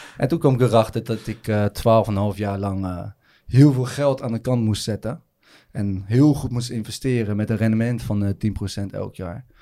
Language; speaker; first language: Dutch; native; Dutch